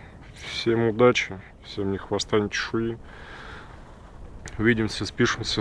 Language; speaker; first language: Russian; native; Russian